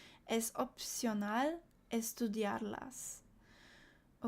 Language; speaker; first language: Spanish; non-native, learner; English